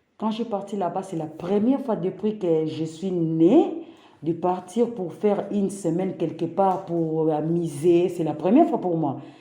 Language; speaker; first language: French; non-native, local second language; Lingala